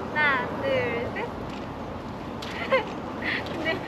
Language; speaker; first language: Korean; non-native, learner; Japanese